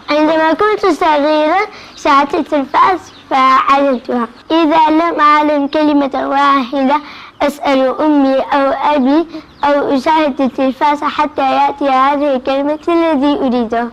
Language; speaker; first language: Arabic; non-native, local second language; Central Kurdish